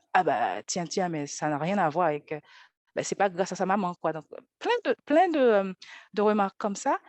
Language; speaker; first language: French; non-native, local second language; Haitian Creole